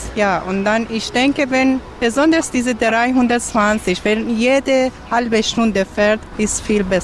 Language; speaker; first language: German; non-native, learner; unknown